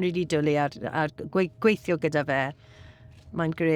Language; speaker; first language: Welsh; non-native, local second language; English